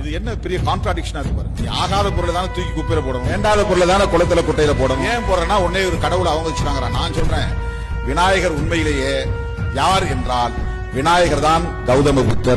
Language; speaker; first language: Tamil; native; Tamil